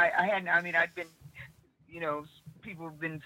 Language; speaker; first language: English; native; English